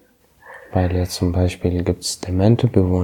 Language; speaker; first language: German; non-native, learner; Arabic